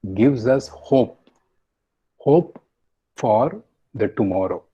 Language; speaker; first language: English; non-native, local second language; Kannada